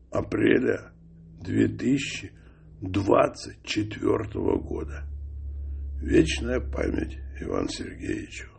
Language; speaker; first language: Russian; native; Russian